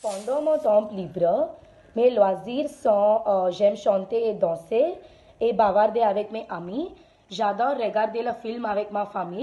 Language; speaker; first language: French; non-native, learner; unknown